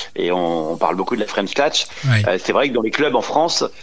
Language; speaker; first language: French; native; French